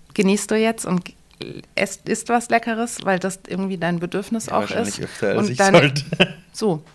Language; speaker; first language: German; native; German